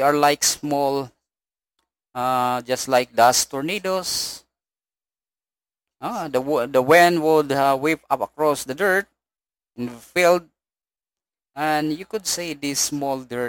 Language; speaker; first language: English; non-native, local second language; Cebuano